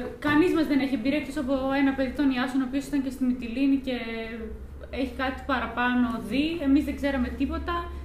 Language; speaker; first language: Greek; native; Greek